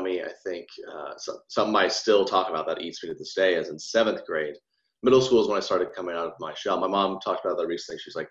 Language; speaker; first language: English; native; English